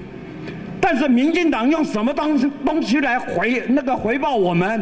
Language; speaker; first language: Chinese; native; Chinese